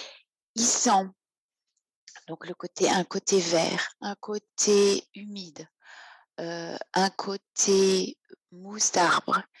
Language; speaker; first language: French; native; French